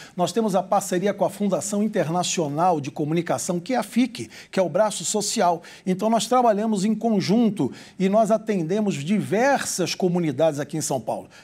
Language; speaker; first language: Portuguese; native; Portuguese